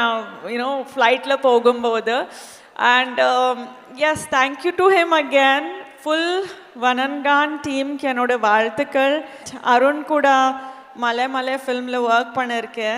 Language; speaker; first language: Tamil; non-native, fluent; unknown